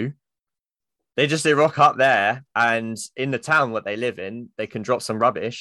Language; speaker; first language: English; native; English